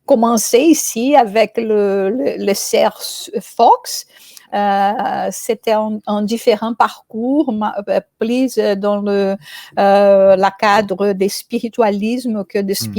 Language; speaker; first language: French; non-native, fluent; Portuguese